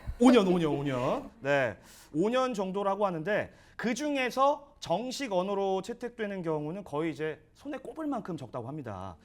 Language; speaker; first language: Korean; native; Korean